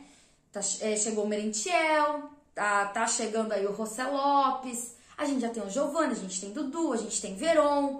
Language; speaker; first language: Portuguese; native; Portuguese